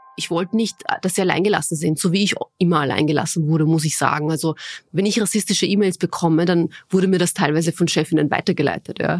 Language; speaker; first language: German; early bilingual, other home language; Bosnian